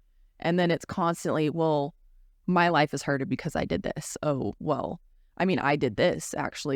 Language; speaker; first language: English; native; English